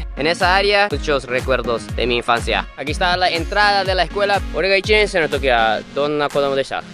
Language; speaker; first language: Spanish; non-native, fluent; Japanese